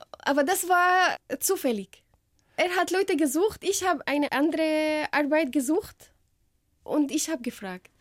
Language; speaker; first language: German; non-native, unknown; Arabic